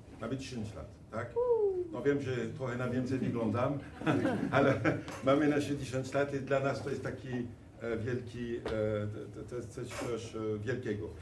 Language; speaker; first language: Polish; non-native, fluent; French